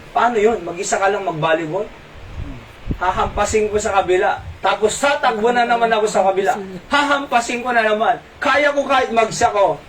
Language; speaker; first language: Filipino; non-native, local second language; Iloko